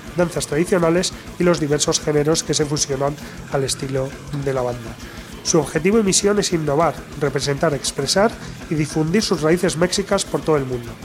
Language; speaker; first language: Spanish; native; Spanish